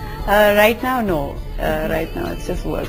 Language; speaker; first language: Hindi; non-native, local second language; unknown